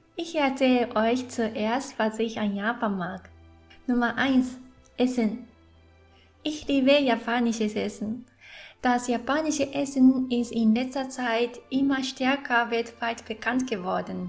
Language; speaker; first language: German; non-native, fluent; Japanese